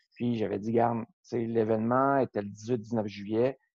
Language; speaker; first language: French; native; French